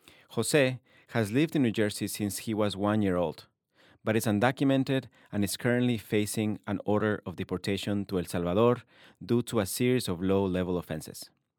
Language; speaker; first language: English; non-native, fluent; Spanish